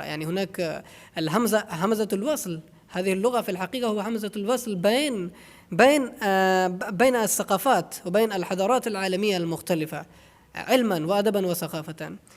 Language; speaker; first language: Arabic; non-native, fluent; Urdu